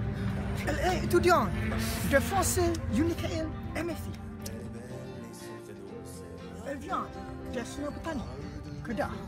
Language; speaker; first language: French; non-native, learner; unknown